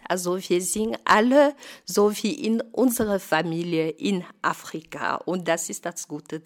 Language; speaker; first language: German; non-native, fluent; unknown